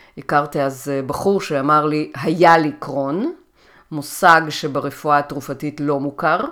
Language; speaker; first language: Hebrew; early bilingual, other home language; Russian